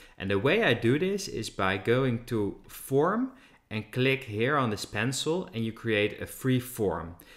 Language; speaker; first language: English; non-native, fluent; Dutch